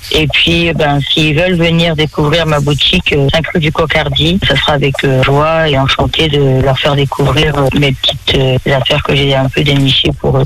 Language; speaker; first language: French; native; French